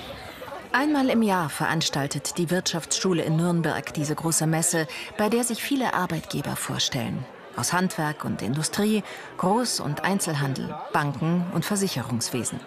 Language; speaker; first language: German; native; German